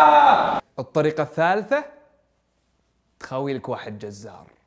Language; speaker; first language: Arabic; native; Arabic